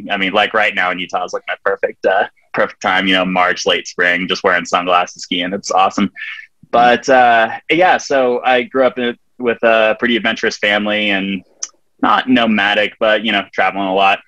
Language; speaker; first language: English; native; English